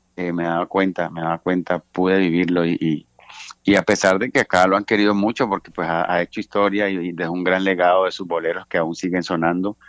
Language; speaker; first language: Spanish; native; Spanish